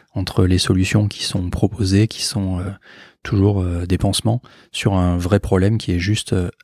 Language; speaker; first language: French; native; French